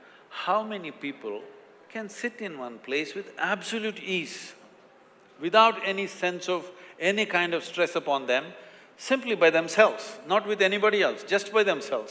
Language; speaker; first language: English; non-native, local second language; Kannada